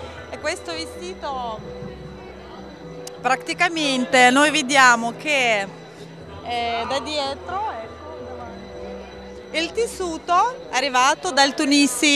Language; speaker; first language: Italian; non-native, fluent; Russian